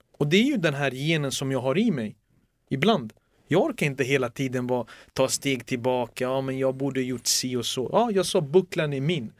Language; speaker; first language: Swedish; early bilingual, other home language; Serbian